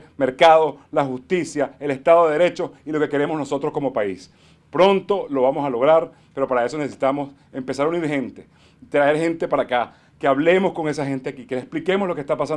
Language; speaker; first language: Spanish; native; Spanish